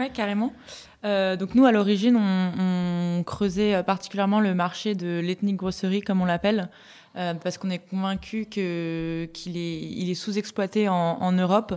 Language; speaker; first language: French; native; French